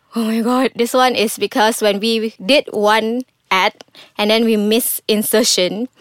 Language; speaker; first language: English; non-native, local second language; Malay